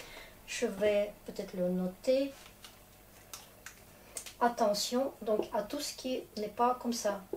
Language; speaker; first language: French; non-native, fluent; Russian